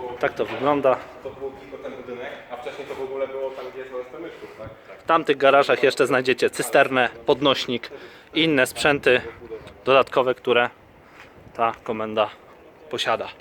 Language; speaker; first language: Polish; native; Polish